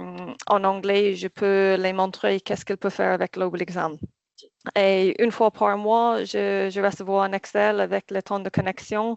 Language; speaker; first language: French; non-native, fluent; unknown